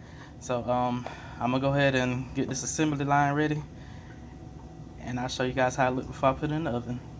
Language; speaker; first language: English; native; English